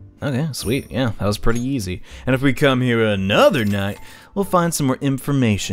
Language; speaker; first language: English; native; English